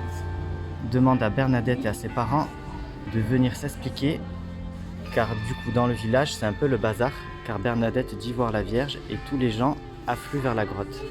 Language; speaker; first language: French; native; French